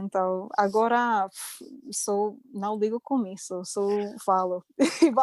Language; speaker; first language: Portuguese; non-native, fluent; English